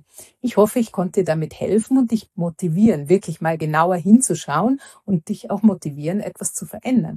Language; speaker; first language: German; native; German